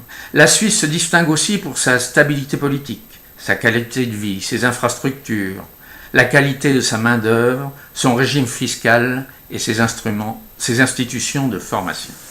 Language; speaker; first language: French; native; French